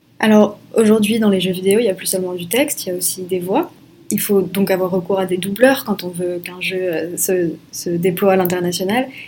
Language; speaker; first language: French; native; French